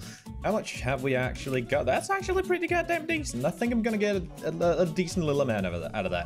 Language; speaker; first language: English; native; English